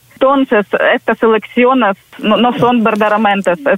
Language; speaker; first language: Spanish; non-native, learner; Ukrainian